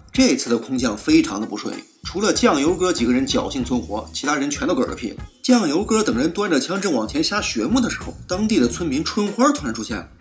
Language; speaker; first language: Chinese; native; Chinese